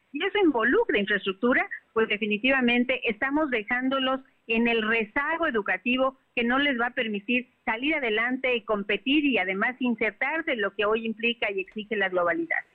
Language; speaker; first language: Spanish; native; Spanish